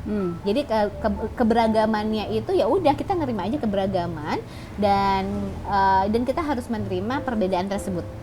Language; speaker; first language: Indonesian; native; Indonesian